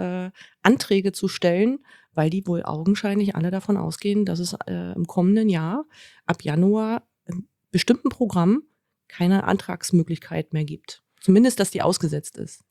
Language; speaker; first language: German; native; German